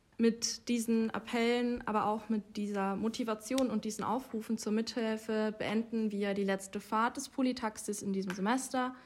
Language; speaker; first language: German; native; German